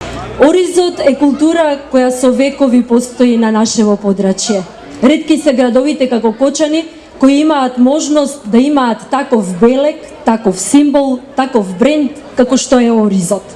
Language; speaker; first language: Macedonian; native; Macedonian